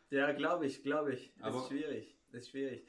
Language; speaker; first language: German; non-native, fluent; Arabic